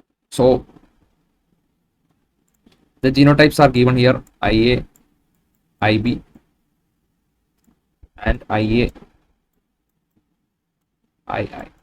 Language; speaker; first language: English; non-native, local second language; Malayalam